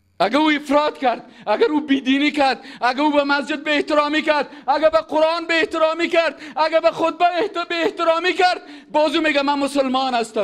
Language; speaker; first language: Persian; native; Persian